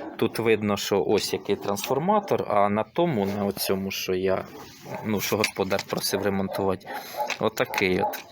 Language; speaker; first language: Ukrainian; native; Ukrainian